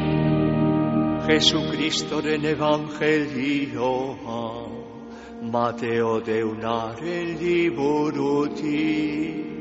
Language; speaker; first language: Basque; native; Basque